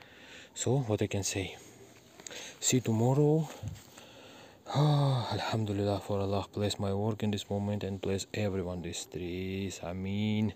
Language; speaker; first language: English; non-native, learner; Russian